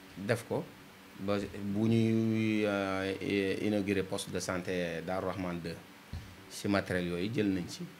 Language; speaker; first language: Wolof; native; Wolof